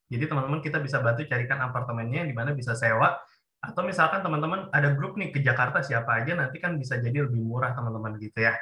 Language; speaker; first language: Indonesian; native; Indonesian